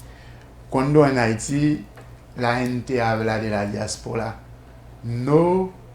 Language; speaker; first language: Spanish; non-native, fluent; Haitian Creole